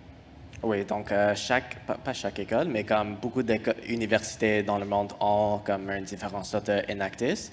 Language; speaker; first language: French; non-native, fluent; English